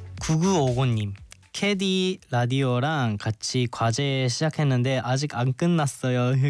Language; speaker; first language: Korean; non-native, fluent; Japanese